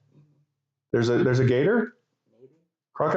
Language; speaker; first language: English; native; English